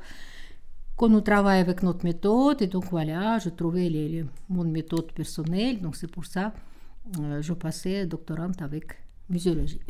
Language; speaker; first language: French; non-native, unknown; Russian